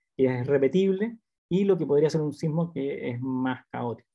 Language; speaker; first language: Spanish; native; Spanish